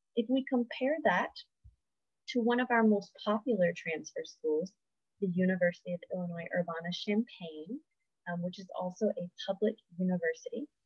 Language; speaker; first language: English; native; English